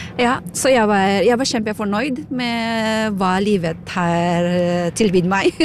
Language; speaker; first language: Norwegian; non-native, fluent; Filipino